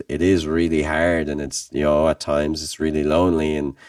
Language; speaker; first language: English; native; English